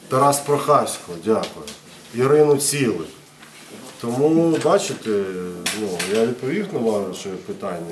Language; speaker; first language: Ukrainian; non-native, local second language; Russian